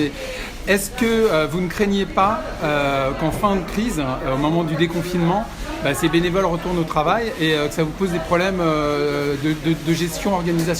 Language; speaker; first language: French; native; French